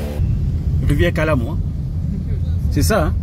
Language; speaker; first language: French; non-native, local second language; Lingala